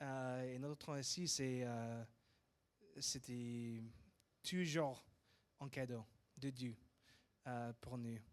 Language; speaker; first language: French; non-native, fluent; English